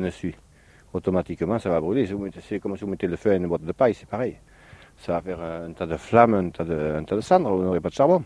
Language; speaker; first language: French; native; French